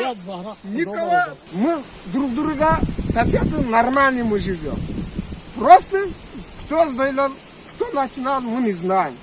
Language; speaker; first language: Russian; non-native, learner; Kyrgyz